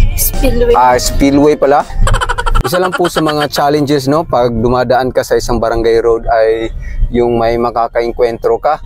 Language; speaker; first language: Filipino; non-native, local second language; Cebuano